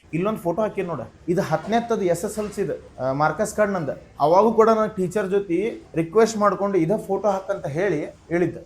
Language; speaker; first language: Kannada; non-native, local second language; Marathi